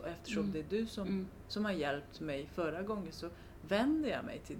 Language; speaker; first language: Swedish; non-native, fluent; Romanian